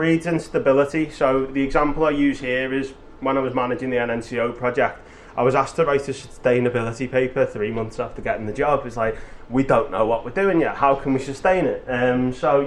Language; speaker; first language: English; native; English